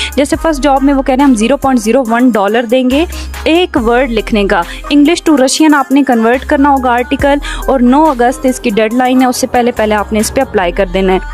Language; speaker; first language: Urdu; non-native, local second language; Punjabi